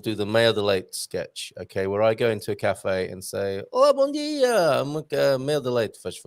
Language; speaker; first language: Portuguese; non-native, learner; English